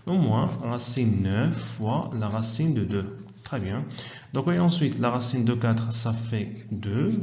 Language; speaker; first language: French; non-native, local second language; Arabic